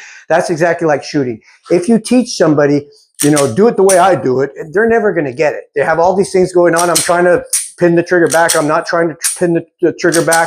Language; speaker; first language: English; native; English